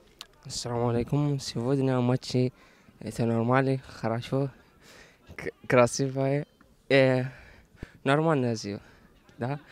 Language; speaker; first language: Russian; non-native, learner; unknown